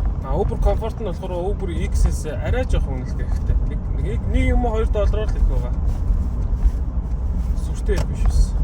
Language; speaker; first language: Mongolian; native; Mongolian